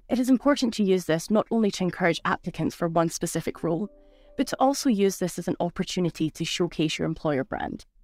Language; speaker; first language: English; native; English